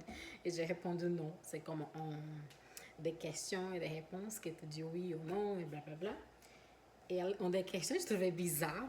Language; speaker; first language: French; non-native, fluent; Portuguese